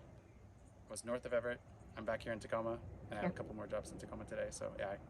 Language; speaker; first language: English; native; English